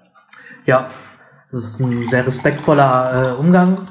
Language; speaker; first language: German; native; German